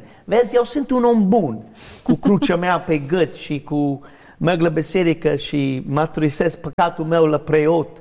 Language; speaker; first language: Romanian; non-native, learner; English